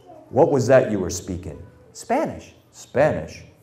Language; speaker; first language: English; early bilingual, other home language; Spanish